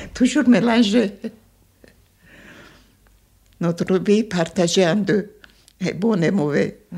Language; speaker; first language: French; non-native, fluent; Armenian